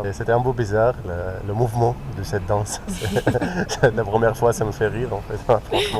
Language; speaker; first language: French; non-native, fluent; Arabic